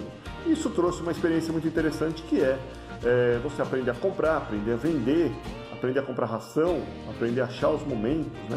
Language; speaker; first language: Portuguese; native; Portuguese